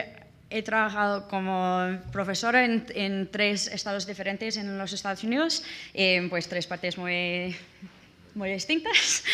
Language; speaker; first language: Spanish; non-native, learner; English